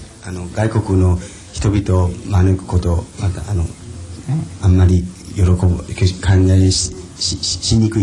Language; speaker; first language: Japanese; non-native, fluent; Chinese